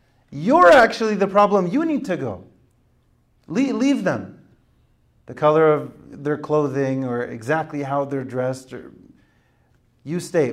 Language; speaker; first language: English; native; English